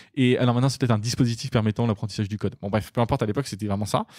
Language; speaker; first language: French; native; French